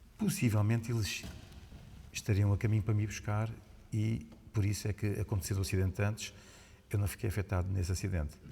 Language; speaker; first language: Portuguese; native; Portuguese